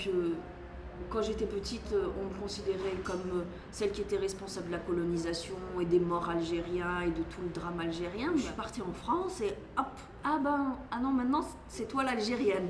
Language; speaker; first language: French; native; French